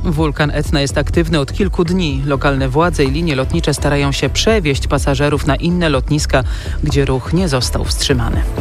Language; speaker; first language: Polish; native; Polish